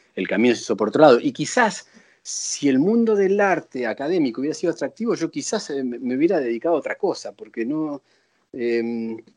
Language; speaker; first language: Spanish; native; Spanish